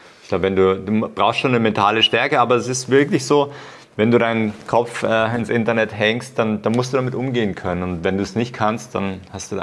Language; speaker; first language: German; native; German